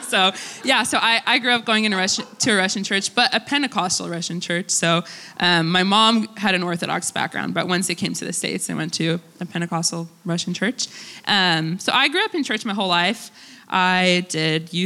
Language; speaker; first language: English; early bilingual, other home language; Russian